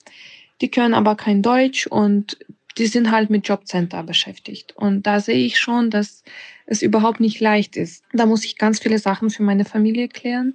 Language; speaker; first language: German; non-native, fluent; Ukrainian